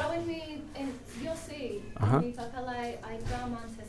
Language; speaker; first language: Spanish; non-native, learner; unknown